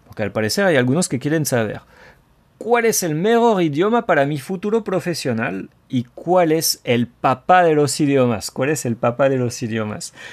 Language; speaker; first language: Spanish; non-native, fluent; French